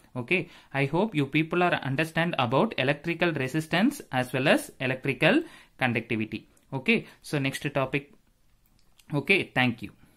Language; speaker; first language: English; non-native, local second language; Tamil